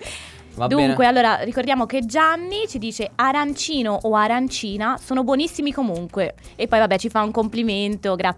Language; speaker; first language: Italian; native; Italian